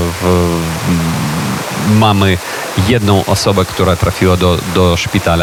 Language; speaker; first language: Polish; non-native, fluent; Ukrainian